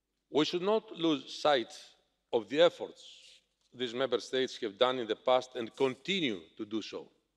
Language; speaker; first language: English; non-native, fluent; Greek